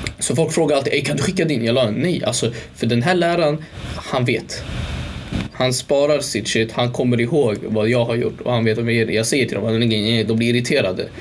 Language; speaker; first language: Swedish; early bilingual, other home language; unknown